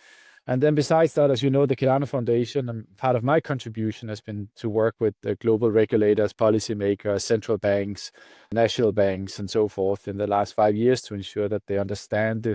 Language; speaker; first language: English; non-native, fluent; Danish